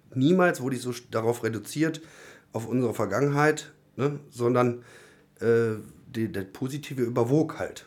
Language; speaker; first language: German; native; German